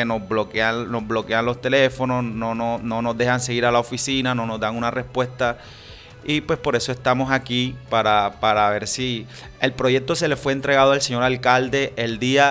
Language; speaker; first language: Spanish; native; Spanish